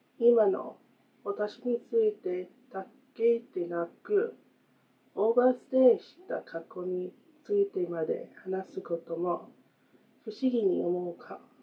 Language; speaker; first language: Japanese; non-native, fluent; English